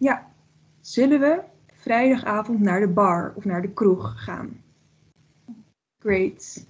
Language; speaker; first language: Dutch; native; Dutch